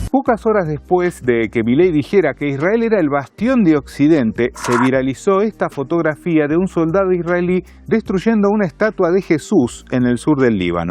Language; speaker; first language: Spanish; native; Spanish